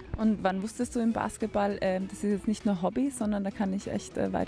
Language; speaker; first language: German; native; German